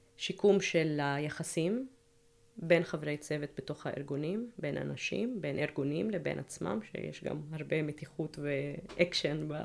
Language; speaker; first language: Hebrew; non-native, local second language; Arabic